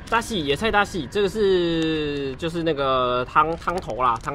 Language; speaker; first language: Chinese; native; Chinese